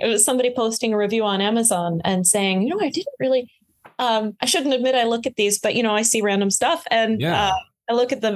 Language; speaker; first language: English; native; English